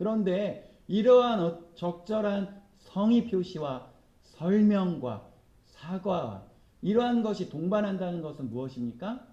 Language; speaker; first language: Korean; native; Korean